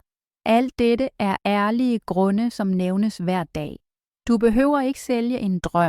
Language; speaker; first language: Danish; native; Danish